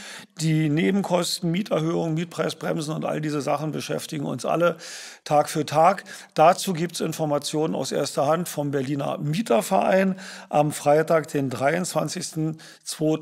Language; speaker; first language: German; native; German